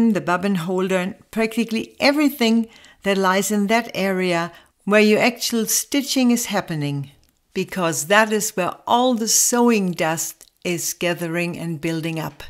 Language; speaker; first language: English; non-native, fluent; German